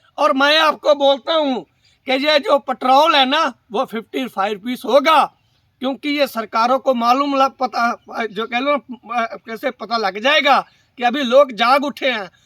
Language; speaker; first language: Hindi; non-native, local second language; Punjabi